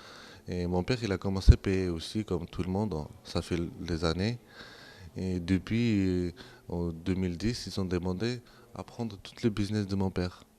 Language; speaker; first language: French; non-native, local second language; Kurdish